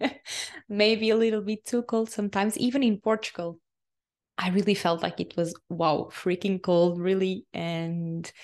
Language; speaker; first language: English; non-native, fluent; Portuguese